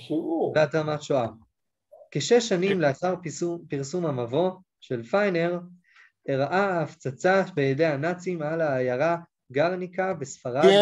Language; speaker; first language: Hebrew; native; Hebrew